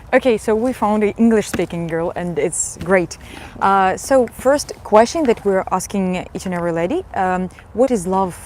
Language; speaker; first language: English; non-native, fluent; Russian